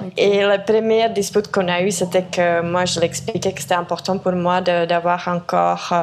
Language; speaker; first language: French; non-native, fluent; Czech